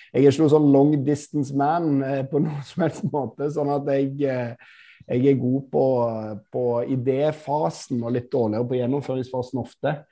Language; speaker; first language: Norwegian; native; Norwegian